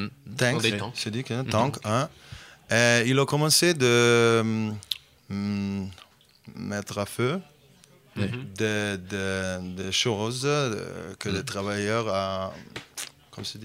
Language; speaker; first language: French; non-native, fluent; Bosnian